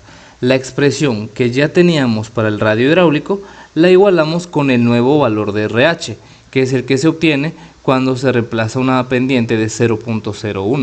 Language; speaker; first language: Spanish; native; Spanish